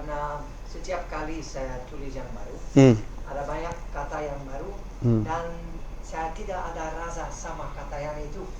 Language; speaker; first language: Indonesian; non-native, learner; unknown